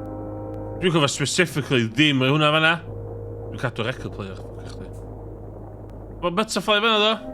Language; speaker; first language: Welsh; native; Welsh